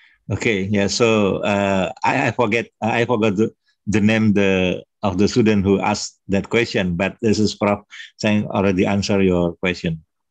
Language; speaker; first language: English; non-native, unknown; Indonesian